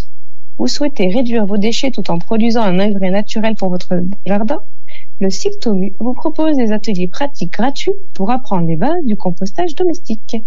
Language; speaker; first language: French; native; French